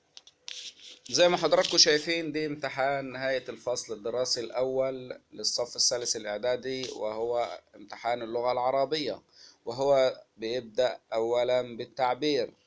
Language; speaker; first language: Arabic; native; Arabic